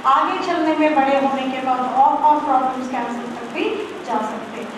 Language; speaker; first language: Hindi; non-native, local second language; Telugu